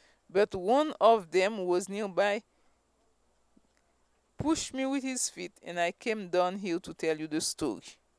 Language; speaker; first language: English; non-native, fluent; Haitian Creole